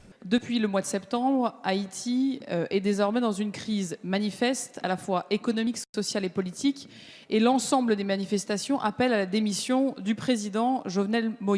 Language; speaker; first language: French; native; French